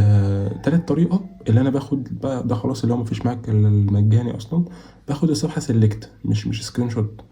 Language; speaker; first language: Arabic; native; Arabic